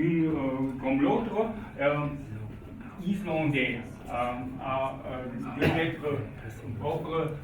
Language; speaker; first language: French; non-native, fluent; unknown